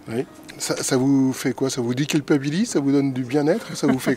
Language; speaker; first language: French; native; French